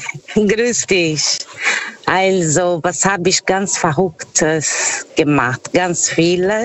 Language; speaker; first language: German; non-native, fluent; Portuguese